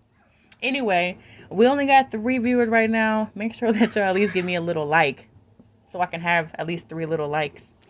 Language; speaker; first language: English; native; English